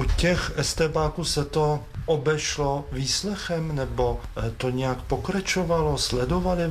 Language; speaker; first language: Czech; native; Czech